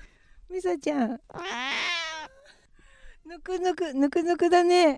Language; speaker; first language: Japanese; native; Japanese